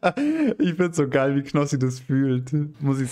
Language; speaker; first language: German; native; German